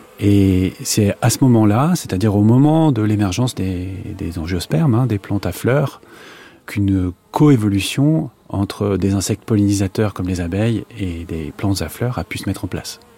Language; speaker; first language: French; native; French